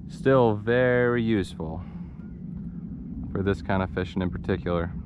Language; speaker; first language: English; native; English